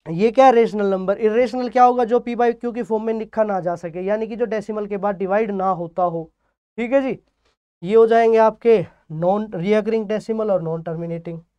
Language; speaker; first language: Hindi; native; Hindi